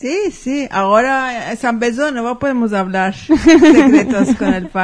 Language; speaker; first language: Spanish; early bilingual, heritage; Ladino